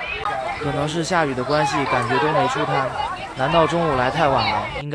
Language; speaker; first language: Chinese; native; Chinese